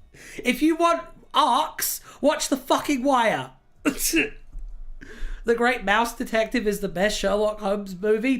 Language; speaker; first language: English; native; English